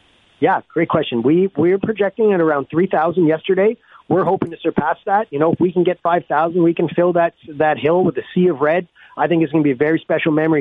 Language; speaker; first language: English; native; English